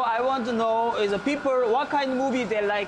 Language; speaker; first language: English; non-native, learner; Korean